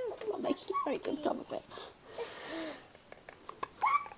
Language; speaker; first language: English; native; English